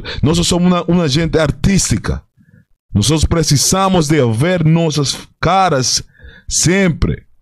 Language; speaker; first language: Portuguese; non-native, fluent; Spanish